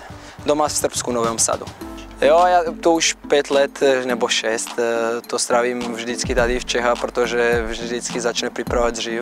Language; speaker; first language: Czech; non-native, fluent; Serbian